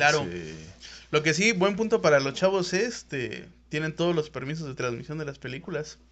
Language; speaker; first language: Spanish; native; Spanish